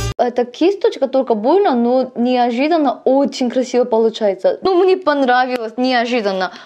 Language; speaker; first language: Russian; non-native, learner; Korean